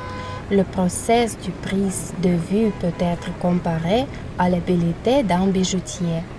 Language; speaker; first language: French; non-native, fluent; Russian